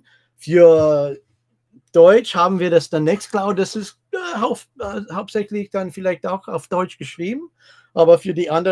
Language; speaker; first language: German; non-native, fluent; English